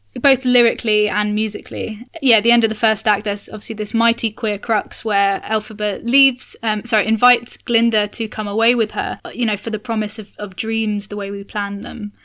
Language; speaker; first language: English; native; English